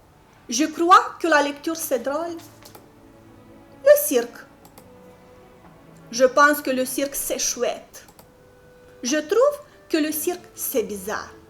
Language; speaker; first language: French; non-native, fluent; Romanian